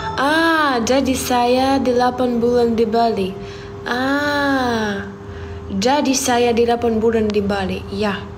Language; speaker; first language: Indonesian; non-native, learner; Ukrainian